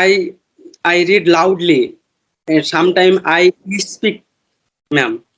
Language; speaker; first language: English; non-native, learner; Bangla